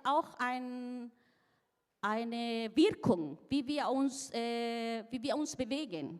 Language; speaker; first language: German; non-native, fluent; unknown